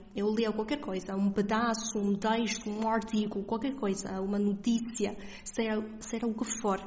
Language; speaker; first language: Portuguese; non-native, fluent; Chinese